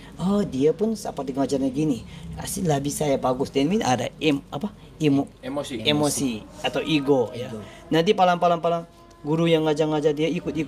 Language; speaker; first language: Indonesian; non-native, learner; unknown